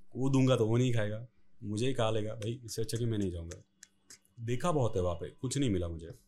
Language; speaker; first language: Hindi; non-native, local second language; Marathi